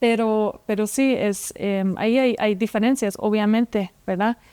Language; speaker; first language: Spanish; non-native, fluent; German